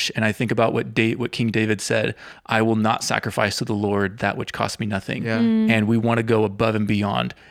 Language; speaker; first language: English; native; English